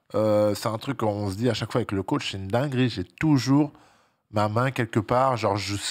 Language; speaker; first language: French; native; French